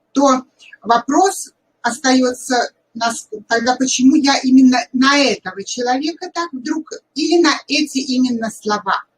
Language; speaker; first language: Russian; native; Russian